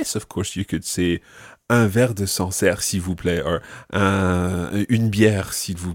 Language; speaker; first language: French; non-native, fluent; English